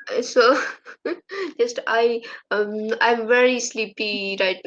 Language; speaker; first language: English; non-native, learner; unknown